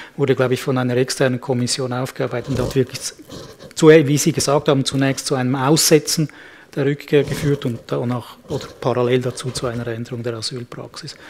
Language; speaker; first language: German; native; German